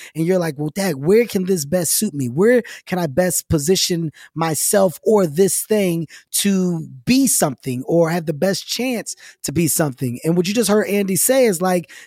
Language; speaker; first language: English; native; English